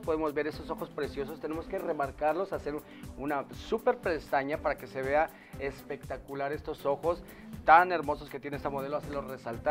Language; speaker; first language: Spanish; native; Spanish